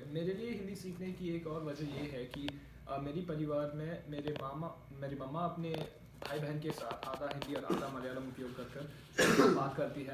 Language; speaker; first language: Hindi; non-native, learner; Malayalam